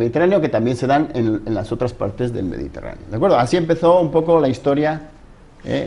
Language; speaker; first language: Spanish; native; Spanish